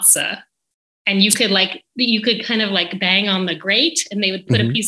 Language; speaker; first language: English; native; English